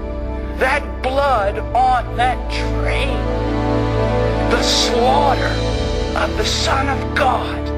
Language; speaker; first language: English; native; English